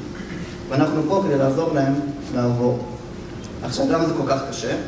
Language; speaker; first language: Hebrew; native; Hebrew